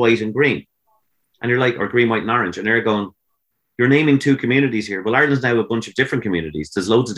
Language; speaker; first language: English; native; English